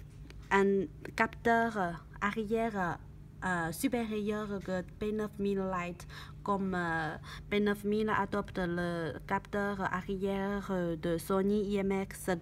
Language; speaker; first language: French; non-native, learner; Chinese